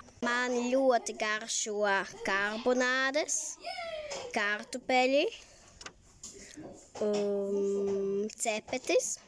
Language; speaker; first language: Latvian; early bilingual, heritage; Latvian